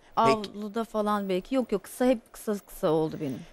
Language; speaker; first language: Turkish; non-native, fluent; Portuguese